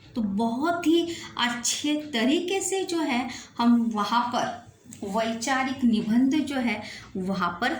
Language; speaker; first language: Hindi; non-native, local second language; Marathi